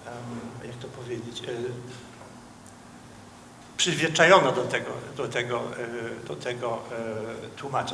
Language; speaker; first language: Polish; non-native, fluent; Dutch